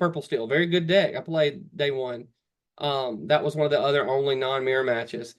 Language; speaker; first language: English; native; English